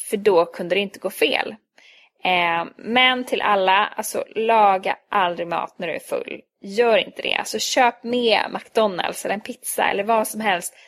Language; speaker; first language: Swedish; early bilingual, other home language; Hungarian